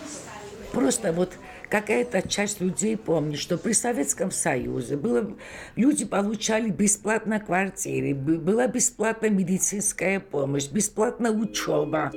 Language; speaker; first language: Russian; non-native, local second language; Georgian